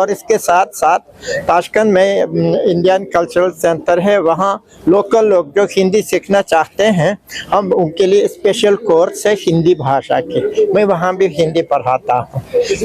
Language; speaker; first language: Hindi; non-native, fluent; Uzbek